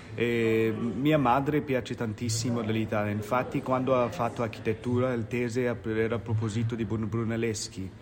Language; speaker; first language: Italian; non-native, fluent; Hindi